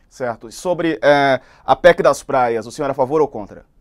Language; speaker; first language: Portuguese; native; Portuguese